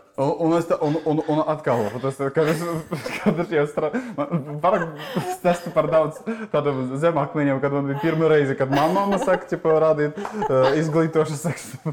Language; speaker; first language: Latvian; non-native, local second language; Russian